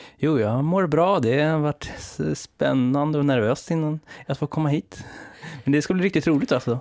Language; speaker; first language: Swedish; early bilingual, other home language; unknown